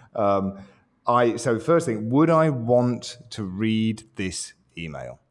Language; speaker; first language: English; native; English